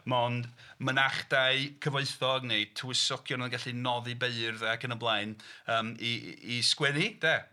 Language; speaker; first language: Welsh; non-native, fluent; English